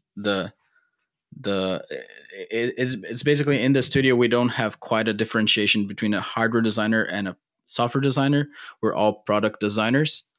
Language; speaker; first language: English; non-native, fluent; Portuguese